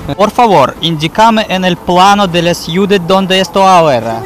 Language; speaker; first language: Spanish; non-native, learner; Russian